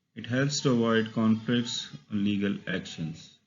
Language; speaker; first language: English; non-native, local second language; Urdu